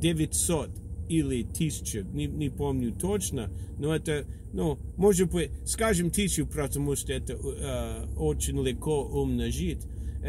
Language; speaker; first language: Russian; non-native, learner; English